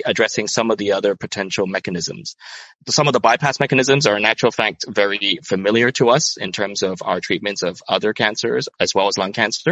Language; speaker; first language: English; non-native, local second language; Cantonese